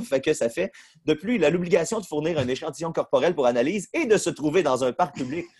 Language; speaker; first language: French; native; French